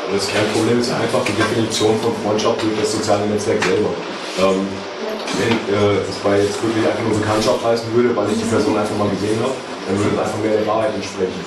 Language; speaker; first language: German; native; German